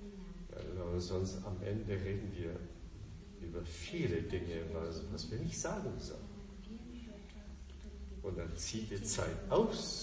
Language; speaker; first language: German; non-native, fluent; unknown